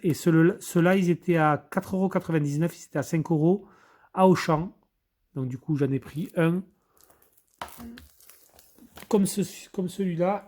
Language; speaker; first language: French; native; French